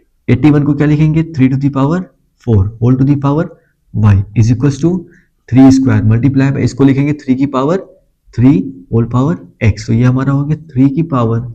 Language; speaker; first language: Hindi; native; Hindi